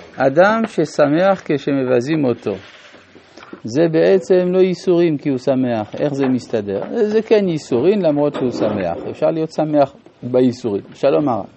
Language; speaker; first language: Hebrew; non-native, fluent; French